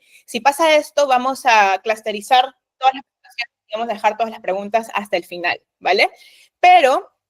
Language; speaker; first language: Spanish; native; Spanish